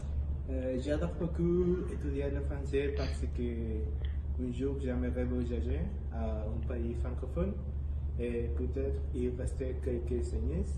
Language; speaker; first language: French; non-native, learner; Spanish